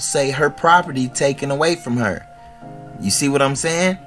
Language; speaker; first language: English; native; English